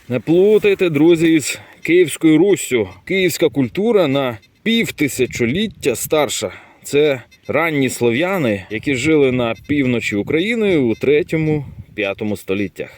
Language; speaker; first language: Ukrainian; native; Ukrainian